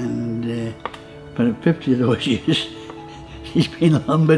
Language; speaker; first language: English; native; English